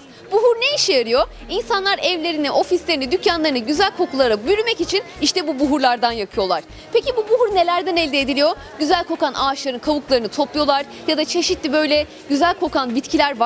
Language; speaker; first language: Turkish; native; Turkish